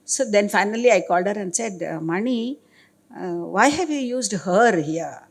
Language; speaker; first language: English; non-native, local second language; Kannada